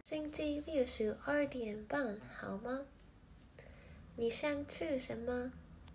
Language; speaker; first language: Chinese; non-native, learner; English